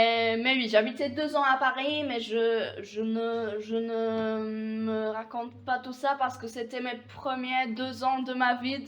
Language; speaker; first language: French; non-native, fluent; Polish